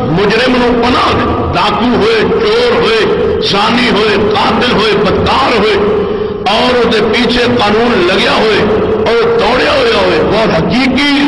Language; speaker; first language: Urdu; non-native, local second language; Punjabi